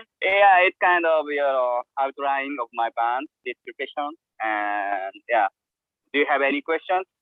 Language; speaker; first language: English; non-native, learner; Japanese